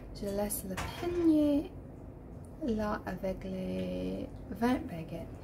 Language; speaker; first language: French; non-native, learner; English